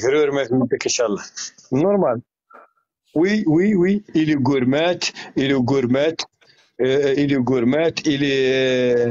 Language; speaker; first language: French; non-native, learner; Arabic